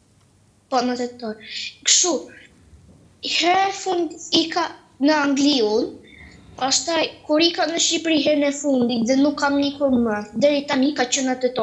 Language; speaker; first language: Albanian; early bilingual, heritage; Albanian